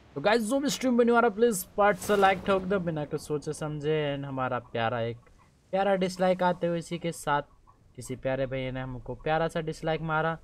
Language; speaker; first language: Hindi; native; Hindi